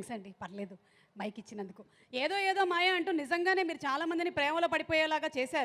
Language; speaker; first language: Telugu; native; Telugu